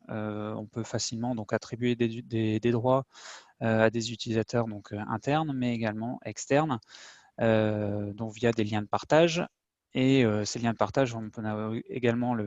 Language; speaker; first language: French; native; French